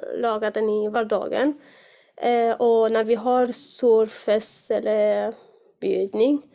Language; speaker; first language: Swedish; non-native, fluent; Arabic